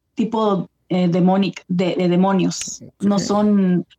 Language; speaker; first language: Spanish; early bilingual, heritage; Spanish